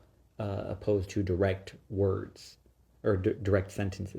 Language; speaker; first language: English; native; English